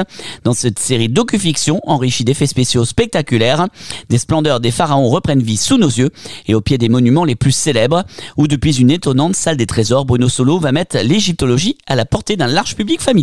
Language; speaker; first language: French; native; French